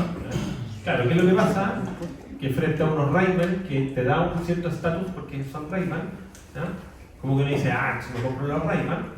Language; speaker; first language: Spanish; native; Spanish